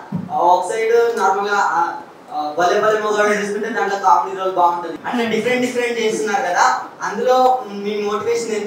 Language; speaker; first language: Telugu; native; Telugu